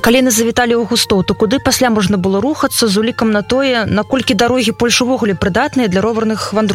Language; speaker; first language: Belarusian; native; Belarusian